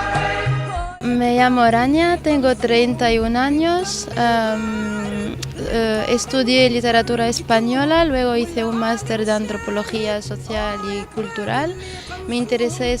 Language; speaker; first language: Spanish; non-native, fluent; Arabic